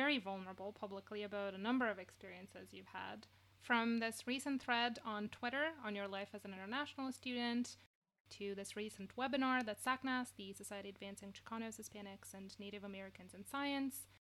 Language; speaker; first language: English; non-native, fluent; Romanian